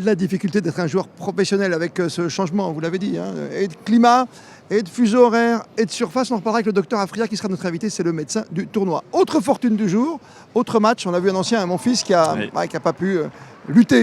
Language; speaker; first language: French; native; French